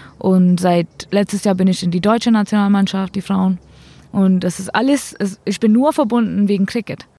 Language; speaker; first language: German; non-native, fluent; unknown